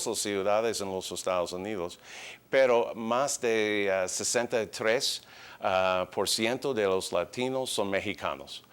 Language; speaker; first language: Spanish; early bilingual, heritage; English